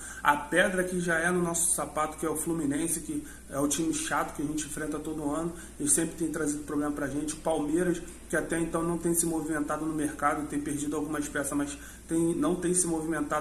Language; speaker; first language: Portuguese; native; Portuguese